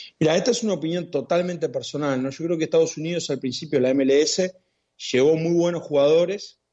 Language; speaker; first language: Spanish; native; Spanish